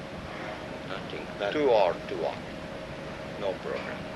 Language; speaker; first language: English; non-native, learner; Japanese